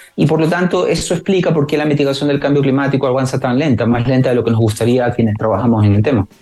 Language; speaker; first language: Spanish; native; Spanish